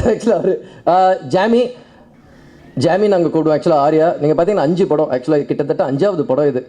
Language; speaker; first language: Tamil; native; Tamil